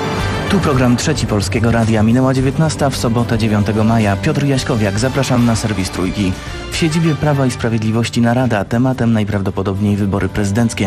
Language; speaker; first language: Polish; native; Polish